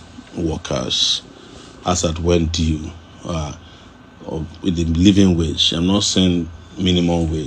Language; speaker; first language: English; non-native, local second language; Yoruba